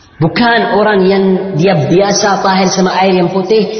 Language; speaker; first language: Indonesian; non-native, learner; Arabic